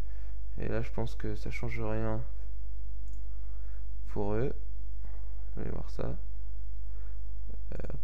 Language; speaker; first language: French; native; French